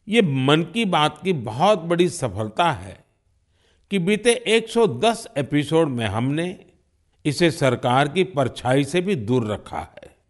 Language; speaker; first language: Hindi; non-native, local second language; Gujarati